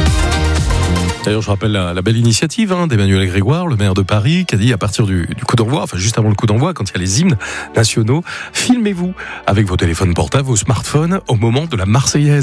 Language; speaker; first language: French; native; French